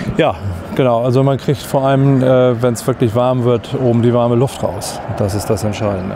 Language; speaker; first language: German; native; German